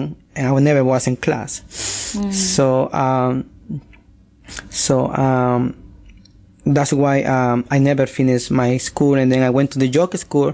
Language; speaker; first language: English; non-native, learner; Spanish